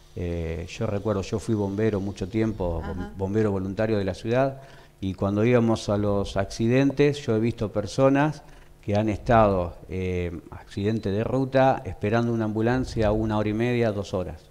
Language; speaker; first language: Spanish; native; Spanish